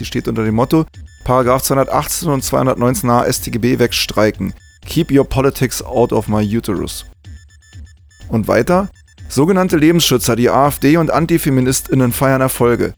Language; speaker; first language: German; native; German